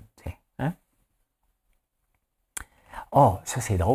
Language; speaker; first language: French; native; French